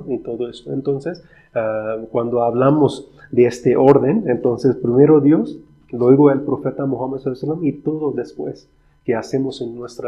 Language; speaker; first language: Spanish; non-native, fluent; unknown